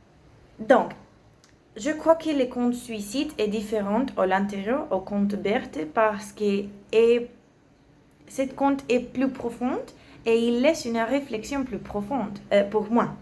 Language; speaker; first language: French; non-native, learner; Spanish